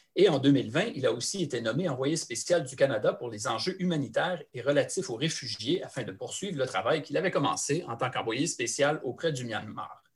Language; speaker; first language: French; native; French